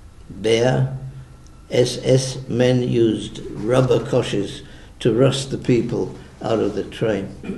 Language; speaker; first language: English; early bilingual, other home language; German